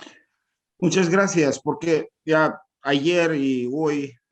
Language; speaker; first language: Spanish; non-native, fluent; Ukrainian